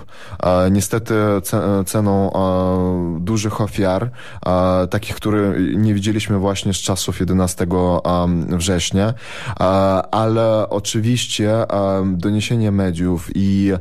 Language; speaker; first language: Polish; non-native, fluent; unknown